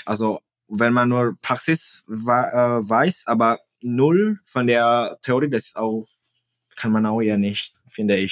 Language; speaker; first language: German; non-native, fluent; Indonesian